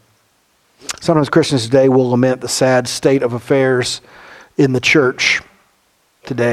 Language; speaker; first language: English; native; English